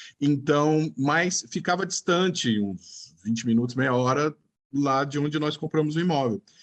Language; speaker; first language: Portuguese; native; Portuguese